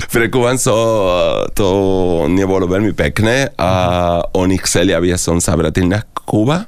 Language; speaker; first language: Slovak; non-native, fluent; Spanish